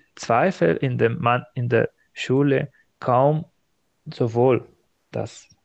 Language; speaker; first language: German; non-native, fluent; Spanish